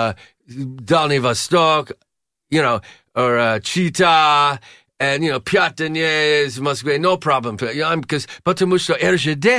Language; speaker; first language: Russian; non-native, learner; English